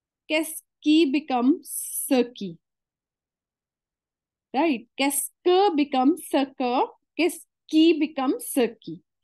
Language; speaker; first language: English; non-native, local second language; Hindi